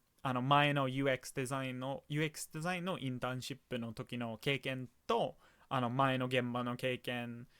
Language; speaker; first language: Japanese; non-native, fluent; English